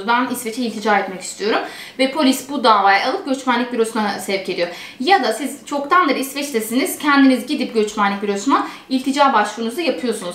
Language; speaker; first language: Turkish; native; Turkish